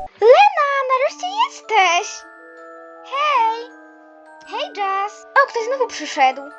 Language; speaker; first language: Polish; native; Polish